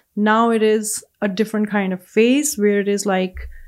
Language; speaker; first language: English; non-native, local second language; Punjabi